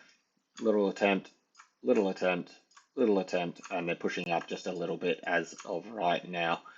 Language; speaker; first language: English; native; English